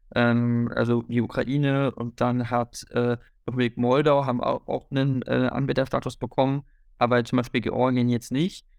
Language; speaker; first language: German; native; German